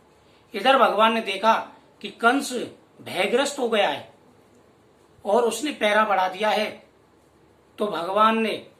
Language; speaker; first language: Hindi; native; Hindi